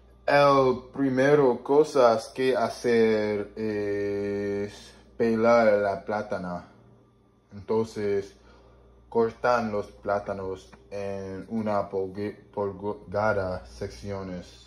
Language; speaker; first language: Spanish; non-native, learner; English